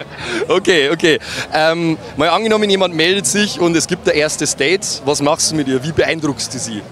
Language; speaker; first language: German; native; German